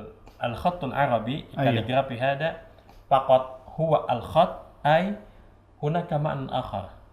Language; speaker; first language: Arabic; non-native, learner; Indonesian